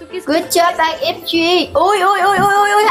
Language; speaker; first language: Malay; non-native, learner; Vietnamese